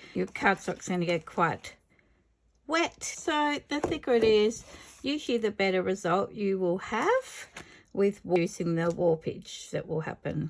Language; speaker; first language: English; native; English